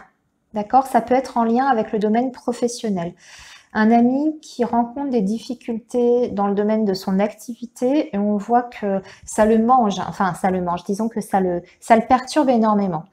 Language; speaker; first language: French; native; French